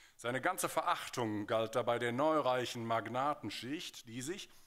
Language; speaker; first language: German; native; German